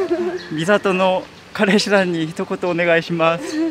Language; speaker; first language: Japanese; non-native, learner; Korean